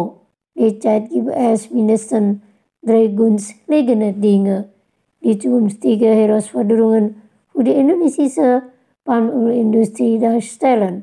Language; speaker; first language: German; non-native, fluent; Indonesian